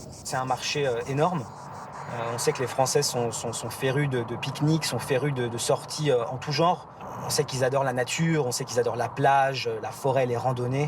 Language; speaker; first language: French; native; French